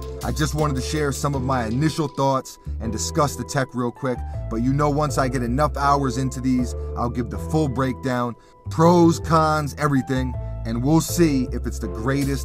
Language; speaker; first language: English; native; English